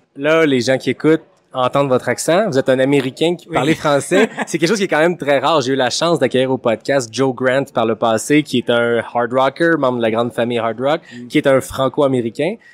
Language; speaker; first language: French; native; French